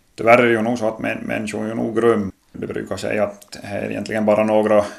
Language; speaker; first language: Swedish; native; Swedish